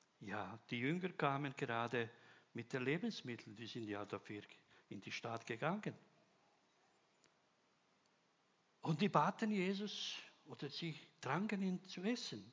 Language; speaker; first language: German; non-native, fluent; Croatian